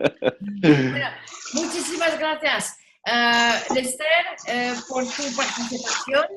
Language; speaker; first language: Spanish; non-native, learner; French